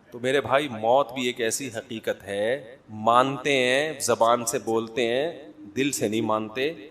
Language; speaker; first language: Urdu; native; Urdu